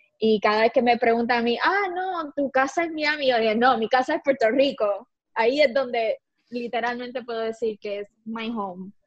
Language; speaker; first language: Spanish; native; Spanish